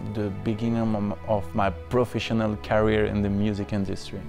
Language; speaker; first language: English; non-native, fluent; French